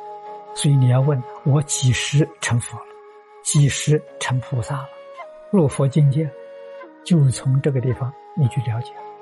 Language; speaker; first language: Chinese; native; Chinese